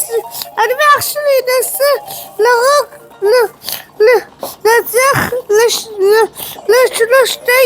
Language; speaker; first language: Hebrew; early bilingual, heritage; Hebrew